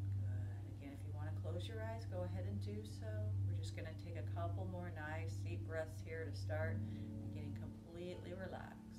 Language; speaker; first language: English; native; English